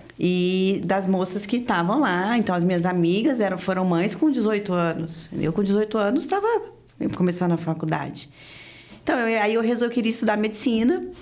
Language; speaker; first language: Portuguese; native; Portuguese